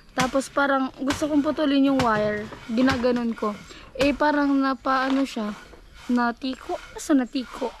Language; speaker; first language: Filipino; non-native, local second language; Bikol